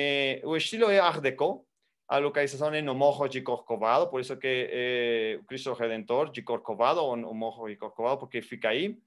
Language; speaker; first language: Portuguese; non-native, fluent; Spanish